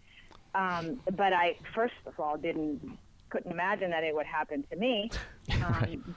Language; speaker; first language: English; non-native, fluent; Spanish